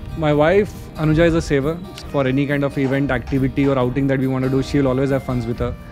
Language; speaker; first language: English; non-native, local second language; Hindi